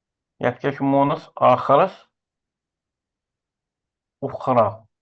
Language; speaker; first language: Arabic; non-native, fluent; Kashmiri